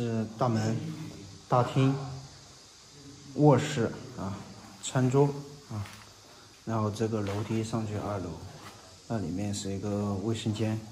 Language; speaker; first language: Chinese; native; Chinese